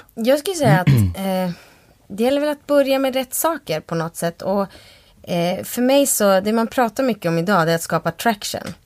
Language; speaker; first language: Swedish; native; Swedish